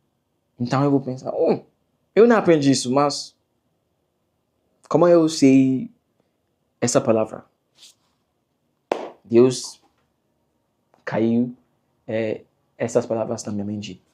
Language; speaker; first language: Portuguese; non-native, learner; English